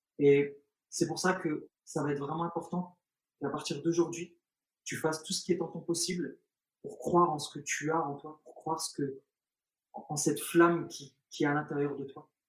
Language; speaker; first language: French; early bilingual, other home language; Arabic